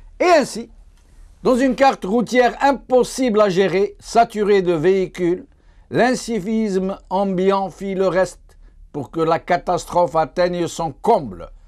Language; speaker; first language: French; non-native, local second language; Arabic